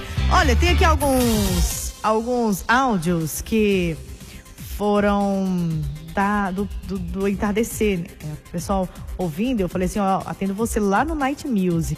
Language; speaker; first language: Portuguese; native; Portuguese